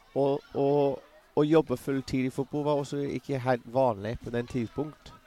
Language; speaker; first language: Norwegian; non-native, fluent; English